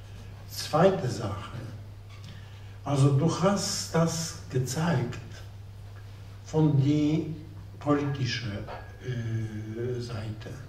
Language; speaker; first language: German; non-native, fluent; Polish